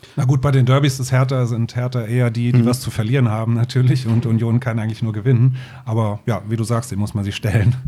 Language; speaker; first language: German; native; German